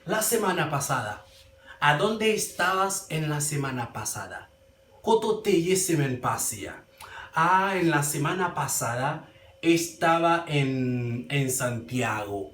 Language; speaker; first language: Spanish; non-native, fluent; Haitian Creole